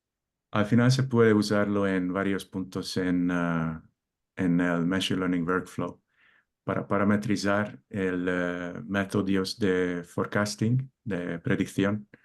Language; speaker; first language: Spanish; non-native, learner; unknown